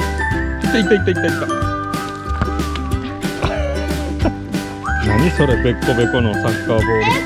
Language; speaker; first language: Japanese; native; Japanese